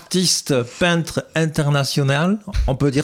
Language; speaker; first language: French; native; French